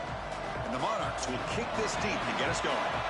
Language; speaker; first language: English; native; English